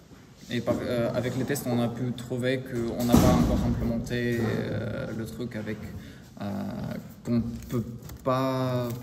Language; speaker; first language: French; non-native, learner; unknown